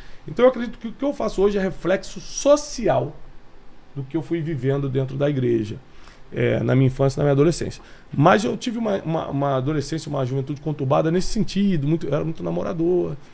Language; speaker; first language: Portuguese; native; Portuguese